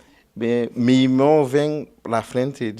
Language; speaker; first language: Portuguese; non-native, learner; Haitian Creole